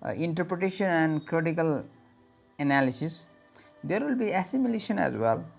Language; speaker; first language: English; non-native, local second language; Nepali